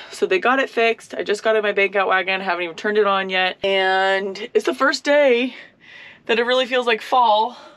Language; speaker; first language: English; native; English